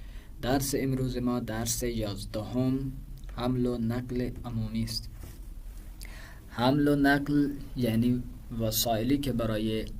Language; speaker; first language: Persian; non-native, fluent; Urdu